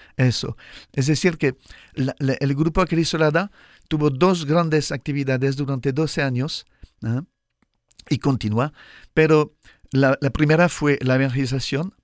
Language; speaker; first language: Spanish; non-native, fluent; French